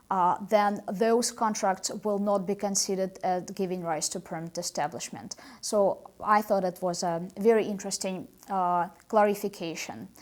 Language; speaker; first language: English; non-native, fluent; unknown